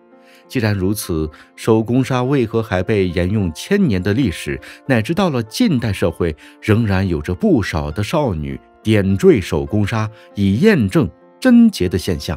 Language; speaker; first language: Chinese; native; Chinese